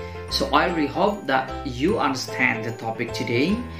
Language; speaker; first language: English; non-native, fluent; Indonesian